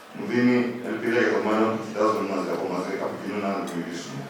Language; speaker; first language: Greek; native; Greek